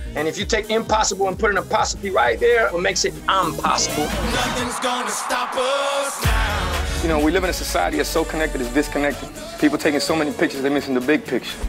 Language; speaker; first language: English; native; English